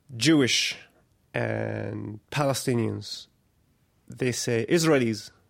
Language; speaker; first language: English; non-native, fluent; Arabic